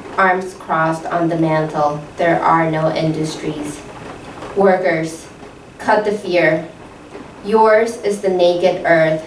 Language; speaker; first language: English; non-native, fluent; Spanish